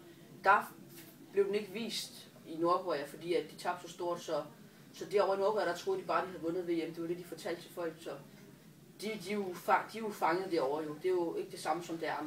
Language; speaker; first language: Danish; native; Danish